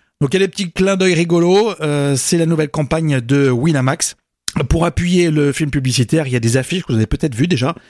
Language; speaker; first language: French; native; French